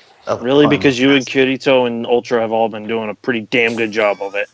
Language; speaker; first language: English; native; English